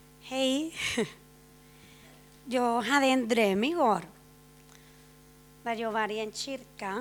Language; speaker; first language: Swedish; non-native, fluent; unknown